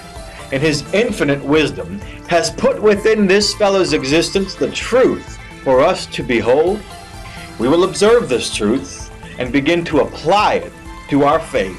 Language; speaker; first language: English; native; English